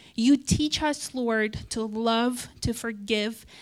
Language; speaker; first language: English; non-native, fluent; Romanian